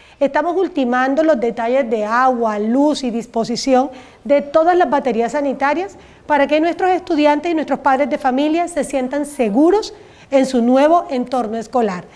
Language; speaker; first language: Spanish; native; Spanish